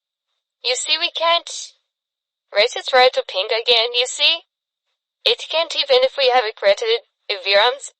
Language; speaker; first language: English; non-native, fluent; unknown